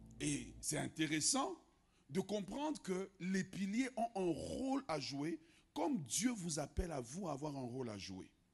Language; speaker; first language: French; non-native, local second language; Lingala